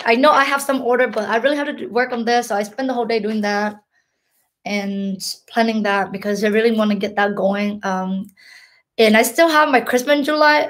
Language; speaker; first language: English; early bilingual, other home language; Hmong